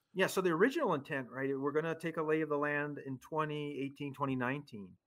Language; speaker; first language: English; native; English